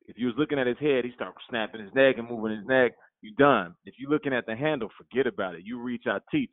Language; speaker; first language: English; native; English